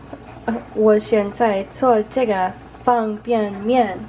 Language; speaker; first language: Chinese; non-native, learner; English